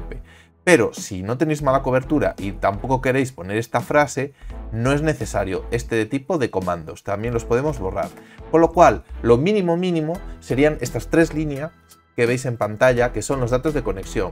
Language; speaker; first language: Spanish; native; Spanish